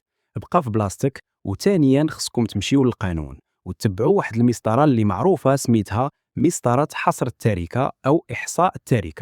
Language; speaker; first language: Arabic; native; Arabic